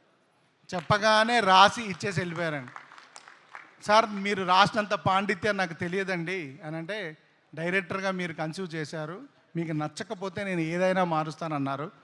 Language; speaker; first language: Telugu; native; Telugu